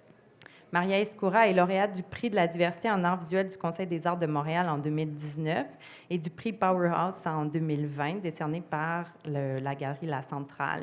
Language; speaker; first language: French; native; French